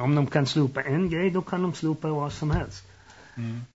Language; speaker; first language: Swedish; early bilingual, heritage; Swedish